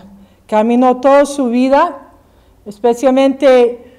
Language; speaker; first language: Spanish; early bilingual, heritage; English